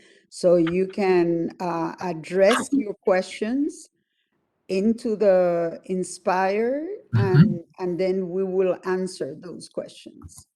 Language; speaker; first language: English; non-native, fluent; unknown